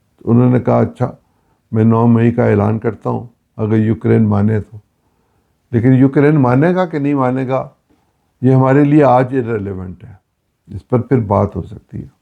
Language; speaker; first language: Urdu; native; Urdu